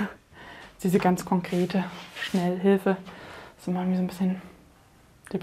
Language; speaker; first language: German; native; German